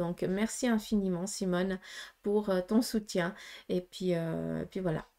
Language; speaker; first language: French; early bilingual, other home language; Portuguese